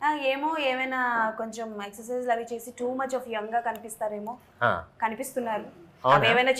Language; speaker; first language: Telugu; native; Telugu